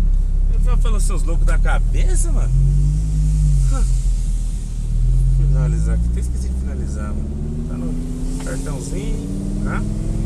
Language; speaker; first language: Portuguese; native; Portuguese